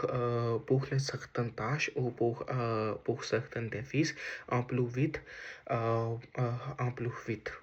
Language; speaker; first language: French; non-native, learner; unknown